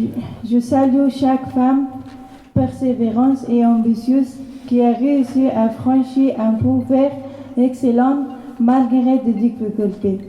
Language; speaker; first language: French; non-native, learner; Persian